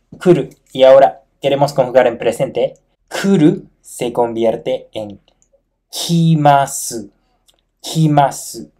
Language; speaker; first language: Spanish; non-native, fluent; Japanese